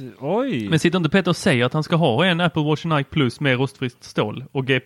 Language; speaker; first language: Swedish; native; Swedish